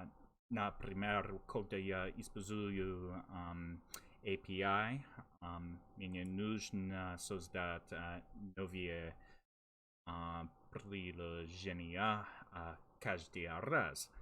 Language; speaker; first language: Russian; non-native, learner; English